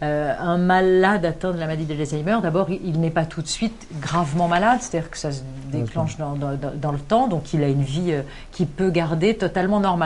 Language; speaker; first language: French; native; French